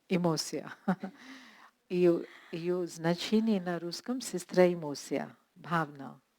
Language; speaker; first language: Russian; non-native, learner; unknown